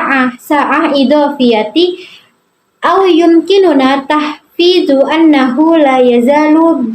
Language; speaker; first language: Arabic; non-native, learner; Indonesian